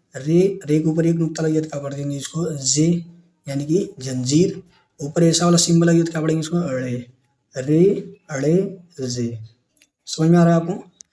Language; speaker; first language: Hindi; native; Hindi